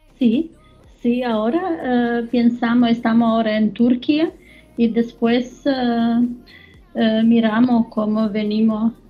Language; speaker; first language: Spanish; non-native, learner; German